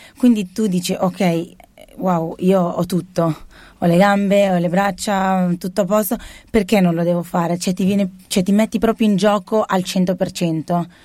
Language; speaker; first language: Italian; early bilingual, other home language; Arabic